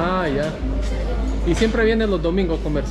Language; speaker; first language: Spanish; early bilingual, heritage; English